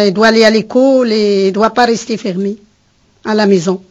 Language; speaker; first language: French; non-native, learner; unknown